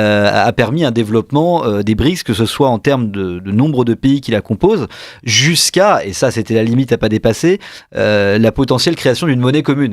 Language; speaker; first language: French; native; French